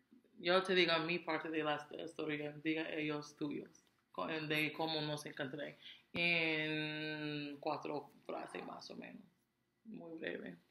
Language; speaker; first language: Spanish; non-native, learner; English